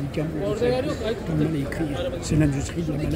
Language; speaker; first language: French; native; French